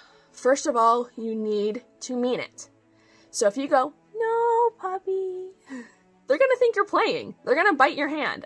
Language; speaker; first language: English; native; English